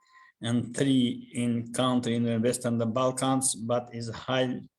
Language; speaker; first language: English; non-native, learner; Albanian